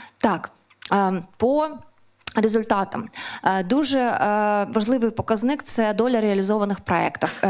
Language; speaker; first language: Ukrainian; non-native, local second language; Russian